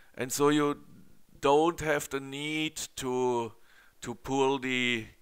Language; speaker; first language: English; non-native, learner; German